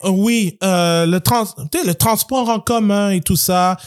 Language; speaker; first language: French; native; French